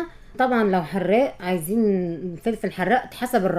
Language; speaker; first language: Arabic; native; Arabic